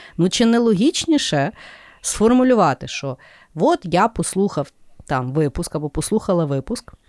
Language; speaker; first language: Ukrainian; native; Ukrainian